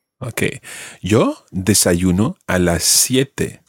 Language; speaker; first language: Spanish; non-native, fluent; English